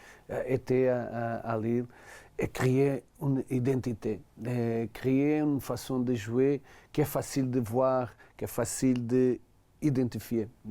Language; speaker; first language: French; non-native, learner; Portuguese